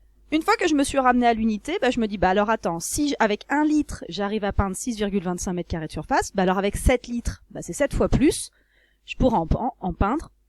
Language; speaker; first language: French; native; French